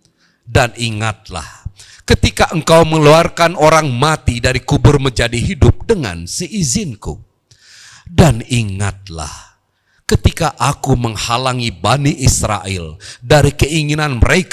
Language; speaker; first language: Indonesian; native; Indonesian